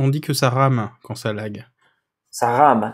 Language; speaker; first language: French; native; French